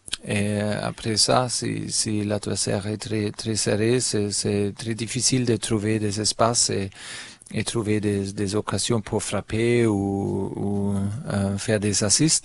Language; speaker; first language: French; non-native, fluent; German